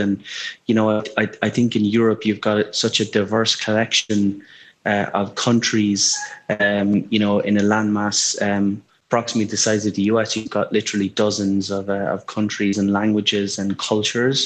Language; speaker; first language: English; native; English